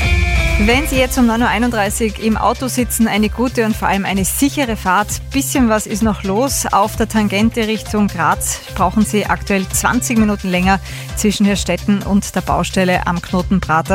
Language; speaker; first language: German; native; German